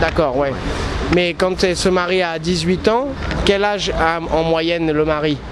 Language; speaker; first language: French; native; French